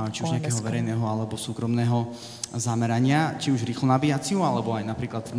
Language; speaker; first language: Slovak; native; Slovak